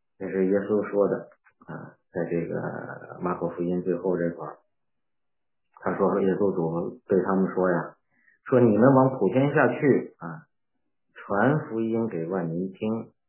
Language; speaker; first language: Chinese; native; Chinese